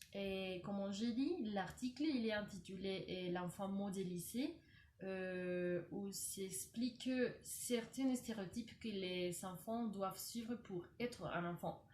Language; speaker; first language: French; non-native, learner; Spanish